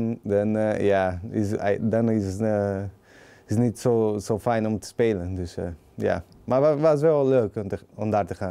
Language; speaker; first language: Dutch; non-native, learner; Portuguese